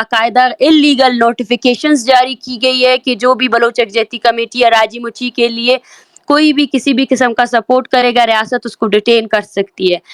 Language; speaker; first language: Urdu; non-native, local second language; Baluchi